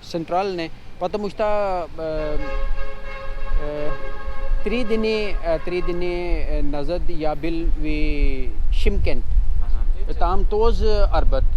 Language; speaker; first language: Russian; non-native, learner; Urdu